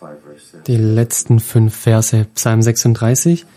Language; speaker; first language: German; non-native, fluent; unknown